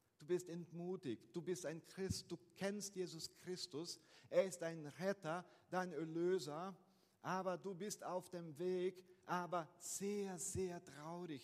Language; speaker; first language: German; non-native, fluent; Portuguese